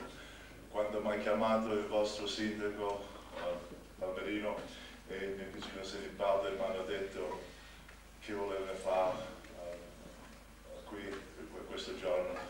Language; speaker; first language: Italian; non-native, local second language; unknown